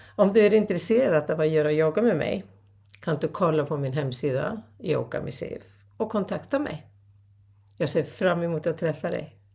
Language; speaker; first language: Swedish; non-native, fluent; Icelandic